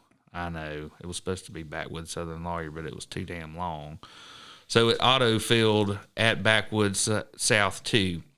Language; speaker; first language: English; native; English